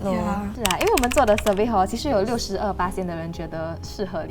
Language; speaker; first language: Chinese; native; Chinese